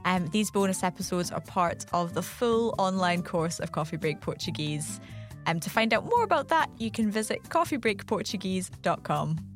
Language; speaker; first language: English; native; English